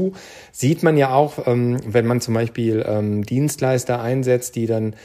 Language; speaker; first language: German; native; German